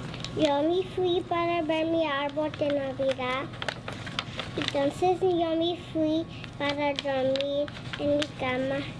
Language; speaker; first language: Spanish; non-native, learner; English